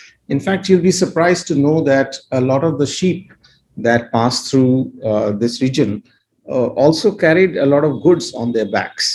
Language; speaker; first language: English; non-native, local second language; Hindi